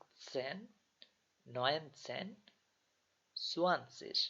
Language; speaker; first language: German; non-native, learner; Bangla